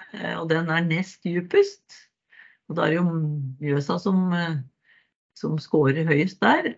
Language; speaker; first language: Norwegian; native; Norwegian